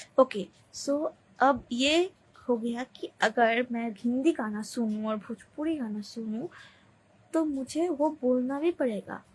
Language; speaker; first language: Hindi; non-native, local second language; Bangla